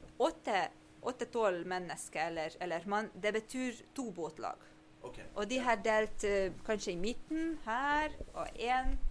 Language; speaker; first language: Norwegian; non-native, fluent; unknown